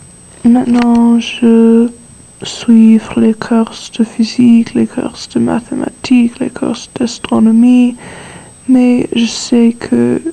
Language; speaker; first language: French; non-native, learner; English